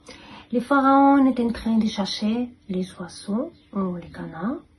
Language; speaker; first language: French; non-native, fluent; Spanish